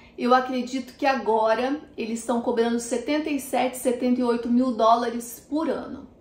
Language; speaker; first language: Portuguese; native; Portuguese